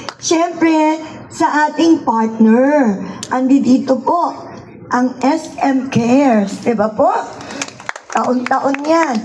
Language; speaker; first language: Filipino; native; Filipino